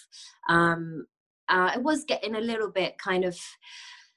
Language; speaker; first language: English; native; English